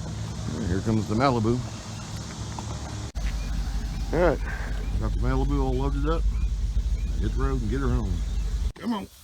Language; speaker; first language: English; native; English